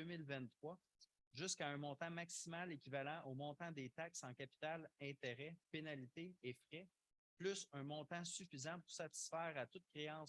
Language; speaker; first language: French; native; French